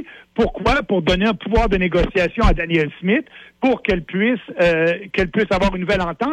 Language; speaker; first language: French; native; French